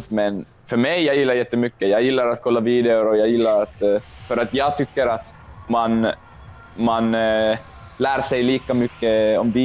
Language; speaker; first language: Swedish; non-native, local second language; Finnish